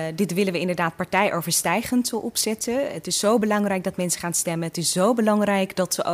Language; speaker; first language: Dutch; early bilingual, other home language; Tigrinya